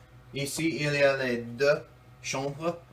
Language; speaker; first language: French; non-native, learner; English